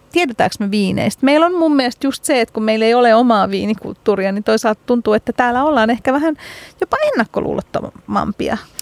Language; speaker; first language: Finnish; native; Finnish